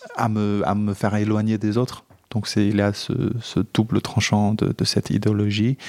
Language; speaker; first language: French; non-native, fluent; Chinese